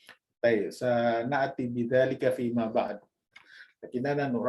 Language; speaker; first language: Arabic; non-native, fluent; Indonesian